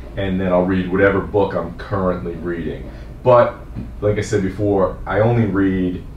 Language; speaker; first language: English; native; English